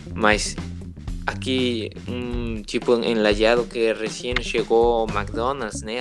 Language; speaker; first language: Portuguese; non-native, learner; Spanish